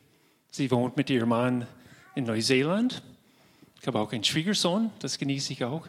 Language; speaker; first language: German; non-native, fluent; English